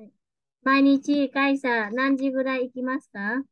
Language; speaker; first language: Japanese; non-native, fluent; Vietnamese